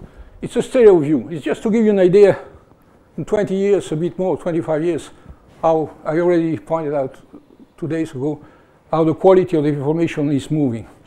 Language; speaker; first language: English; non-native, fluent; French